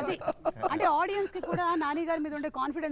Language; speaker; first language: Telugu; native; Telugu